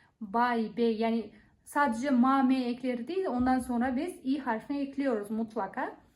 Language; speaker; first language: Turkish; non-native, fluent; Kazakh